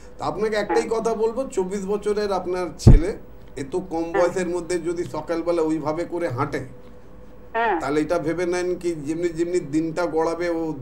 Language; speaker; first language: Bangla; non-native, local second language; Hindi